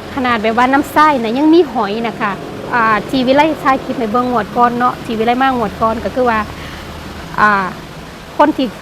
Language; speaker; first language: Thai; native; Thai